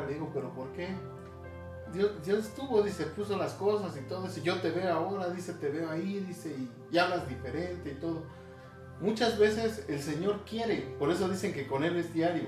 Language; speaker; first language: Spanish; native; Spanish